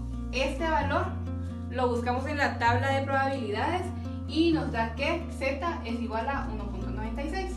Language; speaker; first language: Spanish; native; Spanish